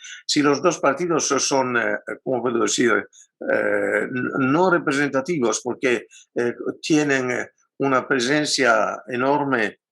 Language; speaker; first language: Spanish; non-native, fluent; Italian